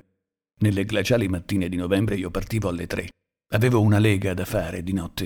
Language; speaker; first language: Italian; native; Italian